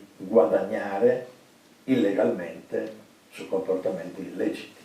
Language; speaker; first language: Italian; native; Italian